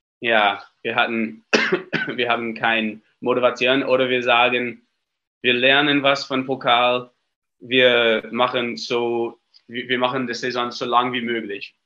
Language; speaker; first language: German; non-native, learner; English